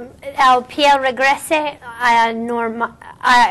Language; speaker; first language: Spanish; non-native, learner; English